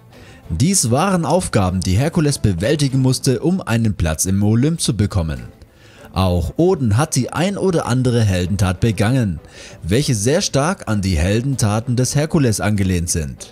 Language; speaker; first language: German; native; German